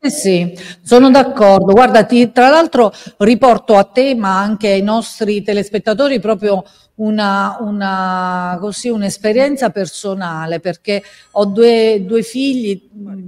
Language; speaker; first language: Italian; native; Italian